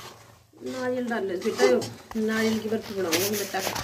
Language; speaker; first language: Hindi; native; Hindi